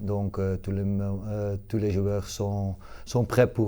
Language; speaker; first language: French; non-native, local second language; Dutch